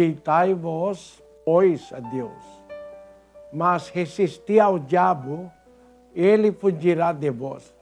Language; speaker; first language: Portuguese; non-native, learner; Filipino